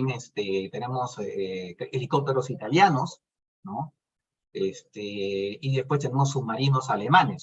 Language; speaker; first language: Spanish; native; Spanish